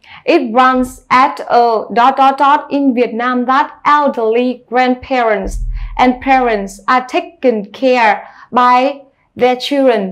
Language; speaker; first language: English; non-native, fluent; Vietnamese